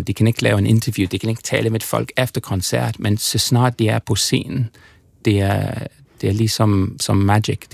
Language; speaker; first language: Danish; non-native, fluent; English